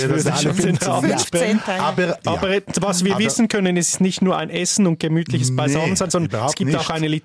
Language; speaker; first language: German; native; German